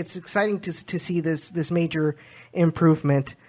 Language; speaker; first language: English; early bilingual, other home language; Spanish